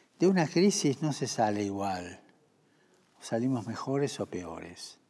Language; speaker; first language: Spanish; native; Spanish